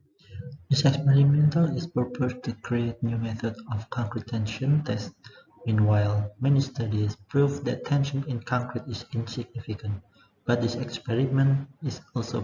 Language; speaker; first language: English; non-native, learner; Indonesian